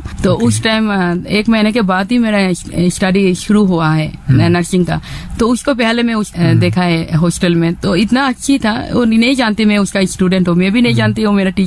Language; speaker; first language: Hindi; non-native, fluent; Bangla